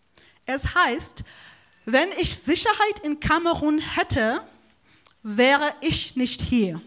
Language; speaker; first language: German; non-native, fluent; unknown